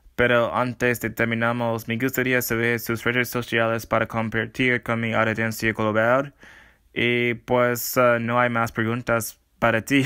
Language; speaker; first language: Spanish; non-native, learner; English